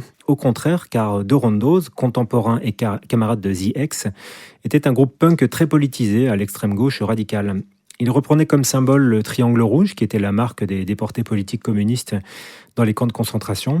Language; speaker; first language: French; native; French